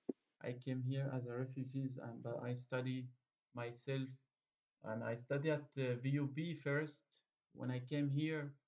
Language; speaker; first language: English; non-native, fluent; Arabic